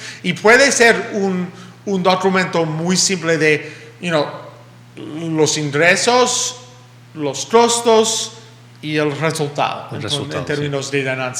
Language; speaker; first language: Spanish; early bilingual, heritage; English